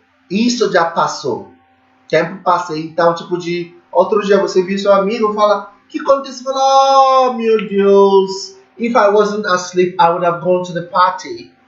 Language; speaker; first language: Portuguese; non-native, fluent; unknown